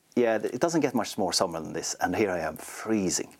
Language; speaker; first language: English; non-native, fluent; Swedish